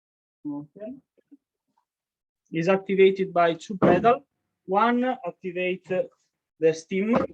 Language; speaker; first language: English; non-native, learner; Italian